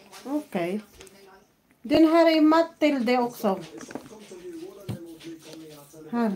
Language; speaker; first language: Swedish; non-native, learner; Filipino